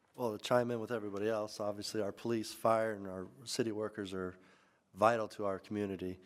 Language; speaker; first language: English; native; English